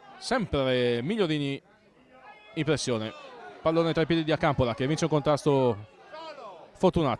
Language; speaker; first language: Italian; native; Italian